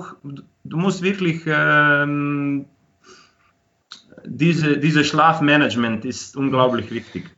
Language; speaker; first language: German; non-native, fluent; Croatian